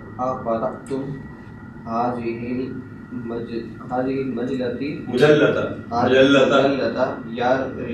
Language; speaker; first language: Arabic; non-native, learner; Urdu